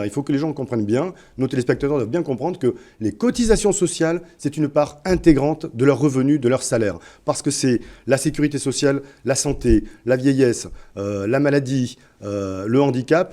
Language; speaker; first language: French; native; French